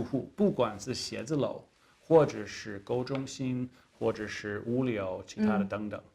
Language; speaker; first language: Chinese; non-native, fluent; English